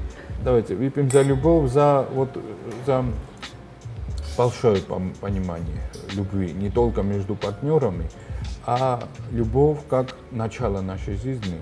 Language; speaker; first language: Russian; non-native, fluent; Georgian